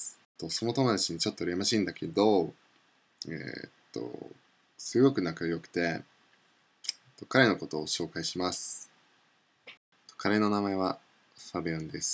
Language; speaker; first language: Japanese; non-native, fluent; English